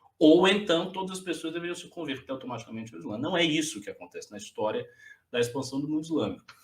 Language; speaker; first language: Portuguese; native; Portuguese